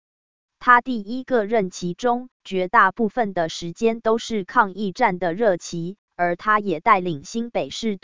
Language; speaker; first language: Chinese; native; Chinese